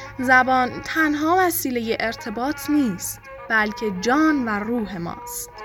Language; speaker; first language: Persian; non-native, local second language; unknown